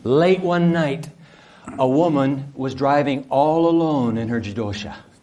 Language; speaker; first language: English; early bilingual, other home language; Japanese